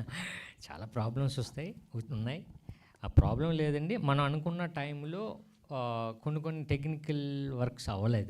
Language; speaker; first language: Telugu; native; Telugu